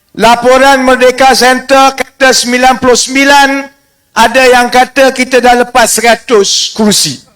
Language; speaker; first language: Malay; native; Malay